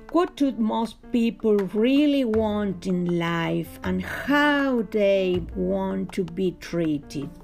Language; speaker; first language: English; non-native, learner; Spanish